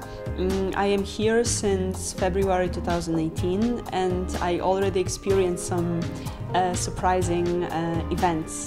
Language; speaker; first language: English; non-native, fluent; Polish